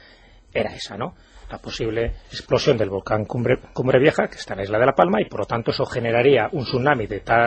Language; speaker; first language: Spanish; native; Spanish